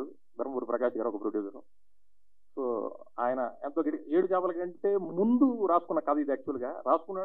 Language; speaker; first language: Telugu; native; Telugu